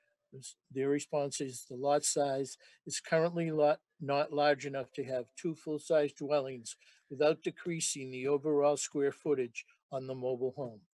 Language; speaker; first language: English; native; English